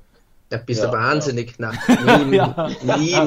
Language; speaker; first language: German; native; German